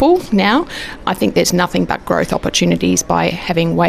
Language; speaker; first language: English; native; English